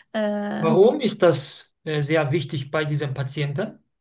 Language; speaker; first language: German; non-native, learner; Turkish